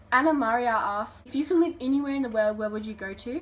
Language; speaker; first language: English; native; English